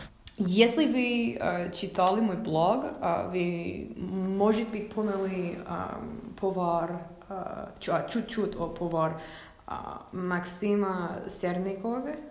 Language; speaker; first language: Russian; non-native, learner; English